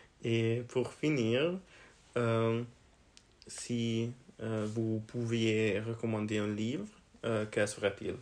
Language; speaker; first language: French; non-native, learner; Hungarian